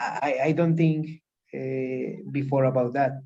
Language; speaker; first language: English; non-native, learner; Spanish